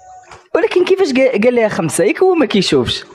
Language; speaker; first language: Arabic; native; Arabic